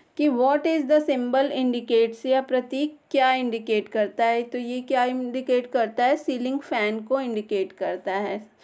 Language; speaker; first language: Hindi; native; Hindi